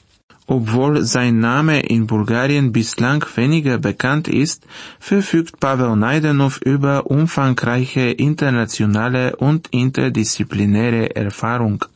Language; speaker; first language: German; non-native, fluent; Bulgarian